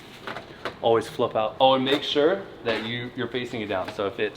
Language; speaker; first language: English; native; English